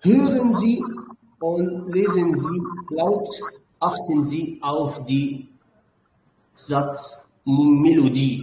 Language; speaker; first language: German; non-native, fluent; Arabic